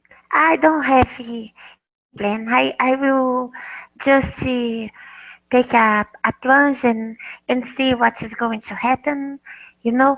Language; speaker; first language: English; non-native, fluent; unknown